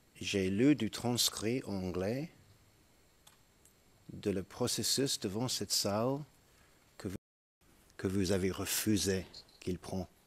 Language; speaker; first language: French; non-native, fluent; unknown